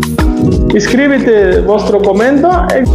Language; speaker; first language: Italian; non-native, learner; Bangla